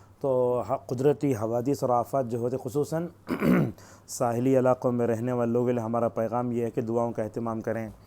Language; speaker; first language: Urdu; native; Urdu